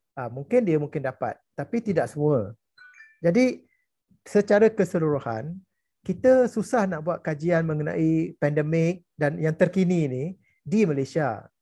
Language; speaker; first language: Malay; native; Malay